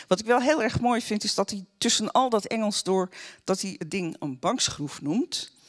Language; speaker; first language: Dutch; native; Dutch